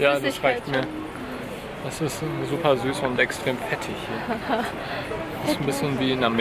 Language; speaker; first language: German; native; German